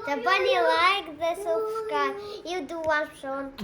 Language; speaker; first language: Albanian; native; Albanian